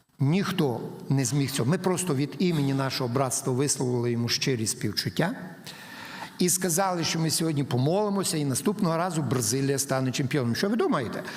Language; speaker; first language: Ukrainian; native; Ukrainian